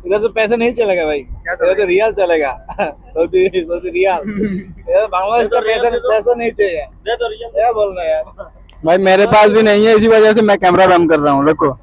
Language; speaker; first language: Hindi; non-native, learner; Bangla